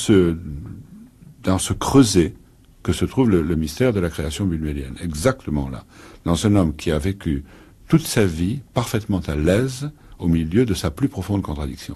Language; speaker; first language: French; native; French